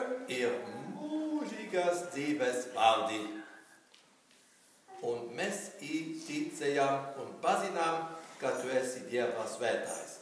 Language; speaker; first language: Latvian; non-native, learner; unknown